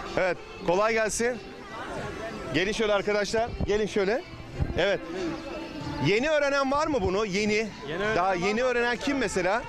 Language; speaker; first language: Turkish; native; Turkish